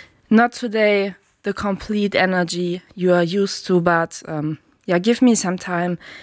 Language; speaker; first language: English; non-native, fluent; German